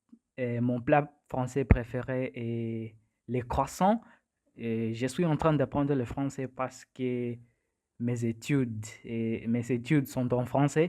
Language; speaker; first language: French; non-native, learner; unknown